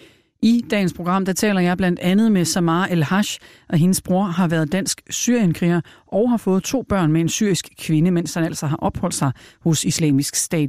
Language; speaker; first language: Danish; native; Danish